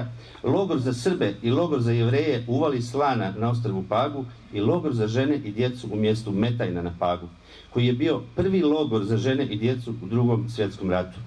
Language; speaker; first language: Croatian; native; Croatian